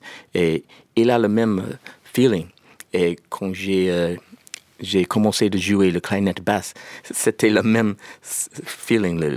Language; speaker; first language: French; non-native, learner; English